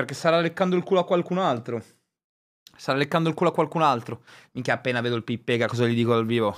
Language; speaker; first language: Italian; native; Italian